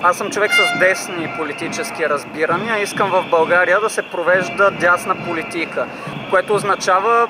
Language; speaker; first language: Bulgarian; native; Bulgarian